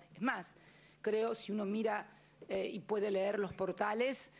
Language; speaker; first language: Spanish; native; Spanish